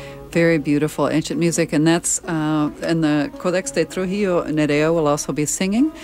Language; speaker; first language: English; native; English